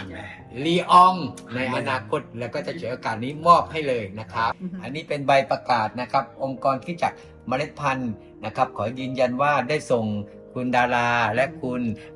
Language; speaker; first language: Thai; native; Thai